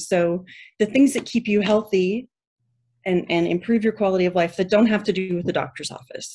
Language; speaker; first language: English; native; English